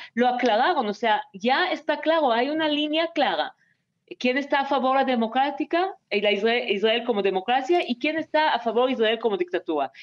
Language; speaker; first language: Spanish; non-native, fluent; Hebrew